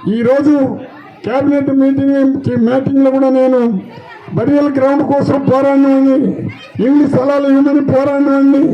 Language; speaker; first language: Telugu; native; Telugu